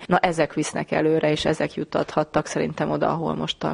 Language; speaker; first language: Hungarian; native; Hungarian